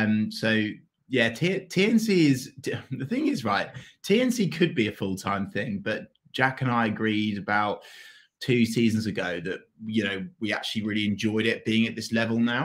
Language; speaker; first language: English; native; English